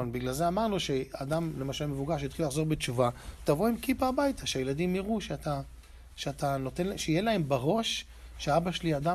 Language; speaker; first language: Hebrew; native; Hebrew